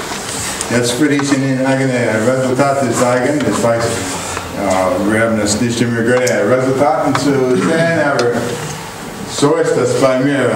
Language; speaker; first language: German; non-native, learner; English